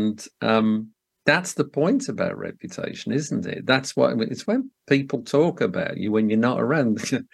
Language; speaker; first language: English; native; English